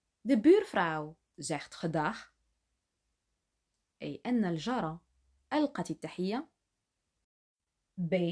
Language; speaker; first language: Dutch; non-native, fluent; Arabic